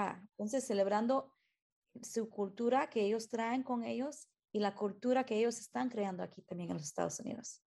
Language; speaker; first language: Spanish; early bilingual, heritage; Spanish